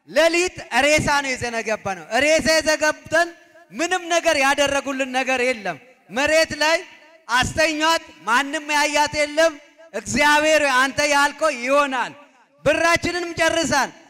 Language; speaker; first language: Amharic; native; Amharic